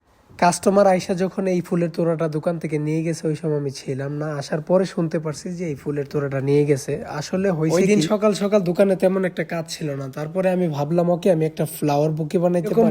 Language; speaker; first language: Bangla; native; Bangla